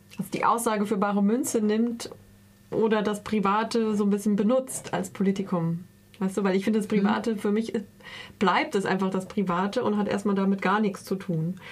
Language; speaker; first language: German; native; German